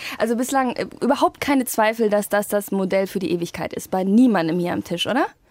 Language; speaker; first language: German; native; German